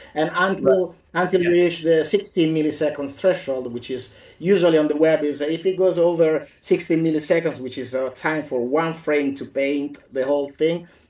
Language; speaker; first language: English; non-native, fluent; Italian